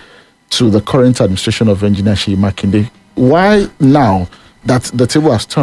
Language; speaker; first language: English; non-native, local second language; Yoruba